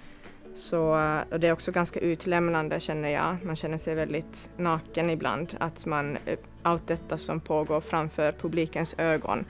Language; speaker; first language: Swedish; non-native, fluent; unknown